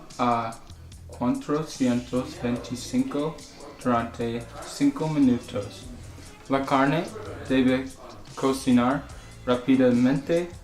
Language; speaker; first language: Spanish; non-native, learner; English